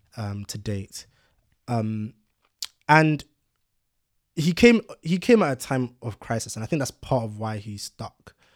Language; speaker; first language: English; early bilingual, other home language; Yoruba